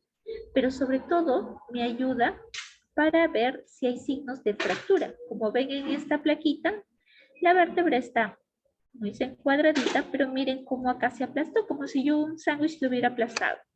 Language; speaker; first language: Spanish; native; Spanish